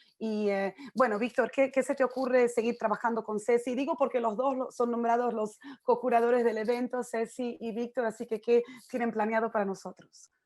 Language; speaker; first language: Spanish; native; Spanish